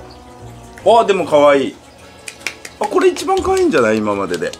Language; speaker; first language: Japanese; native; Japanese